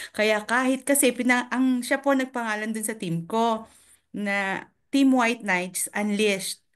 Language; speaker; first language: Filipino; native; Filipino